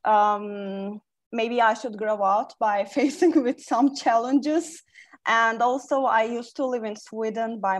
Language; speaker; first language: English; non-native, fluent; Turkish